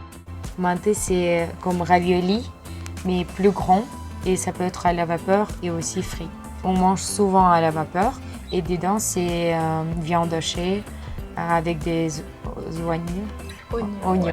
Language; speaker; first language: French; non-native, learner; Kyrgyz